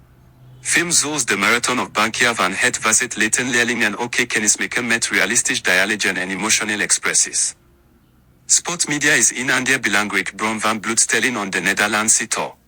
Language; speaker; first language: Dutch; non-native, learner; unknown